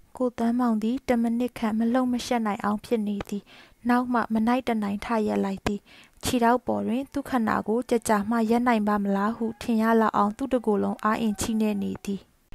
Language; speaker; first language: Burmese; native; Burmese